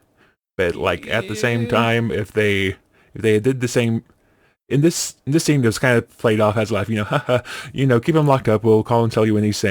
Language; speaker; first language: English; native; English